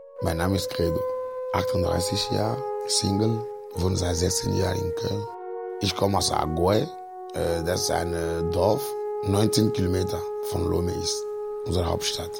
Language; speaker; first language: German; non-native, fluent; Ewe